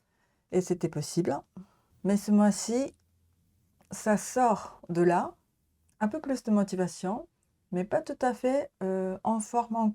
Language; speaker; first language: French; non-native, learner; Japanese